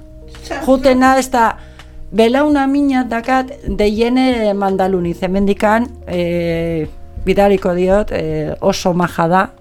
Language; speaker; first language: Basque; non-native, learner; Spanish